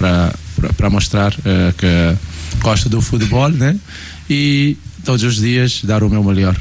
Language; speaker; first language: Portuguese; non-native, local second language; Kabuverdianu